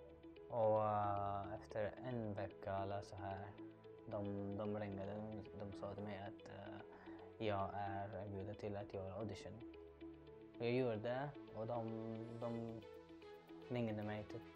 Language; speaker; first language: Swedish; non-native, learner; Arabic